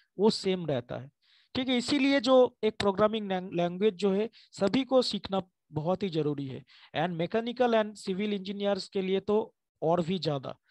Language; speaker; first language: Hindi; non-native, local second language; Bangla